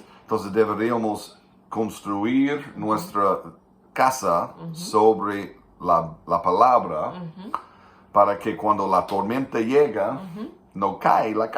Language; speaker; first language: Spanish; non-native, fluent; English